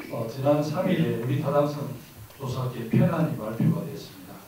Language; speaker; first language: Korean; native; Korean